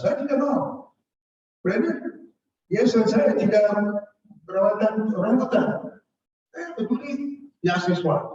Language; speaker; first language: Indonesian; non-native, fluent; English